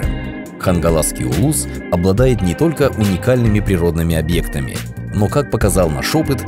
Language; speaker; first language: Russian; native; Russian